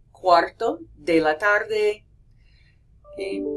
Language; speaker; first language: Spanish; non-native, fluent; English